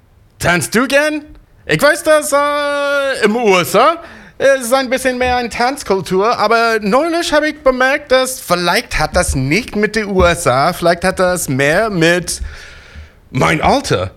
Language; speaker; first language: German; non-native, learner; English